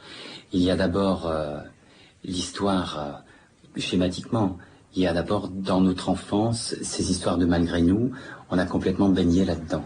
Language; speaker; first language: French; native; French